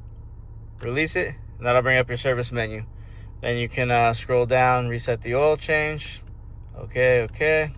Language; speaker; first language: English; native; English